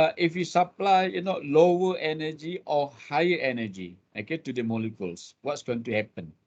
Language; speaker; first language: English; non-native, local second language; Malay